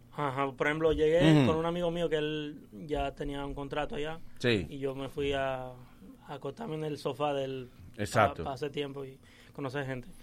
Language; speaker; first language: Spanish; early bilingual, heritage; English